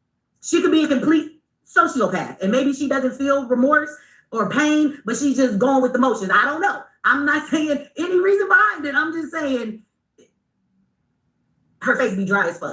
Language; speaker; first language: English; native; English